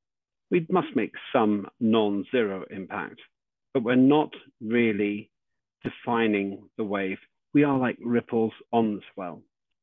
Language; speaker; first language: English; native; English